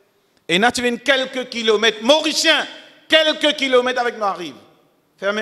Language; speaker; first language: French; non-native, local second language; Morisyen